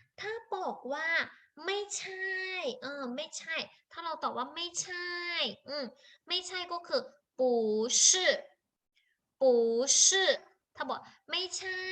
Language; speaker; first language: Thai; native; Thai